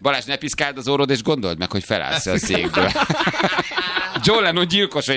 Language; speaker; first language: Hungarian; native; Hungarian